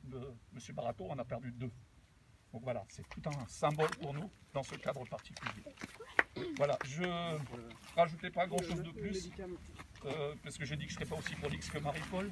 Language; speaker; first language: French; native; French